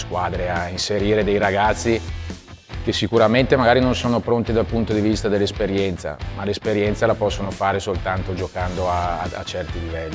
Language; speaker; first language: Italian; native; Italian